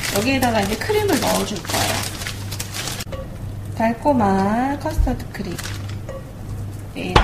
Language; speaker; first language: Korean; native; Korean